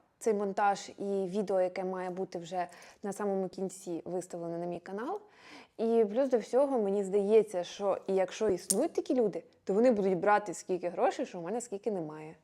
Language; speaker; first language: Ukrainian; non-native, local second language; Russian